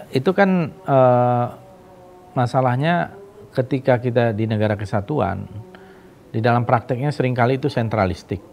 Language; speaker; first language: Indonesian; native; Indonesian